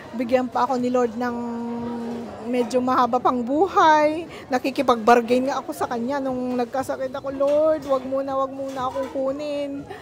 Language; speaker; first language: Filipino; non-native, local second language; Iloko